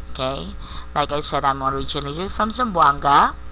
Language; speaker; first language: English; non-native, local second language; Chavacano